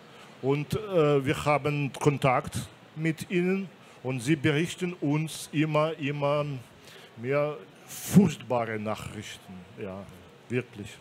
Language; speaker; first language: German; non-native, fluent; Belarusian